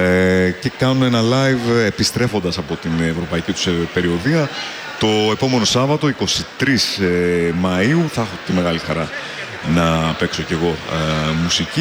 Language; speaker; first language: Greek; native; Greek